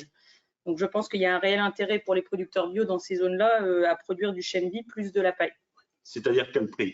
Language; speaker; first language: French; native; French